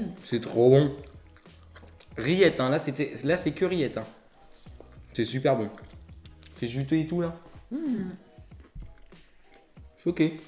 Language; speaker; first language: French; native; French